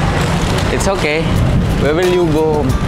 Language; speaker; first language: English; non-native, learner; Indonesian